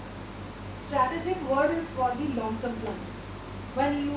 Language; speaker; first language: English; non-native, local second language; Hindi